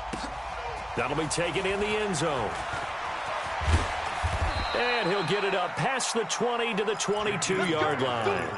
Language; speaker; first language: English; native; English